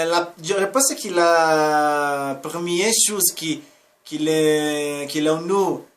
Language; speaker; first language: French; non-native, learner; Spanish